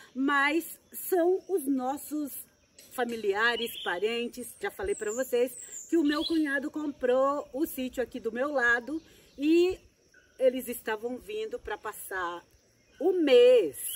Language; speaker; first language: Portuguese; native; Portuguese